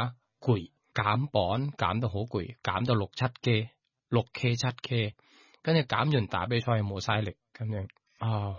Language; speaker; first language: Cantonese; non-native, learner; Thai